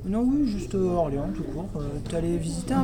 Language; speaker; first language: French; native; French